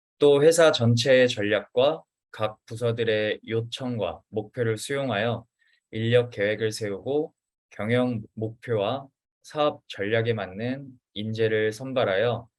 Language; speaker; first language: Korean; native; Korean